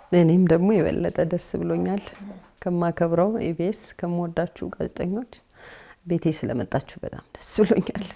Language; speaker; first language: Amharic; native; Amharic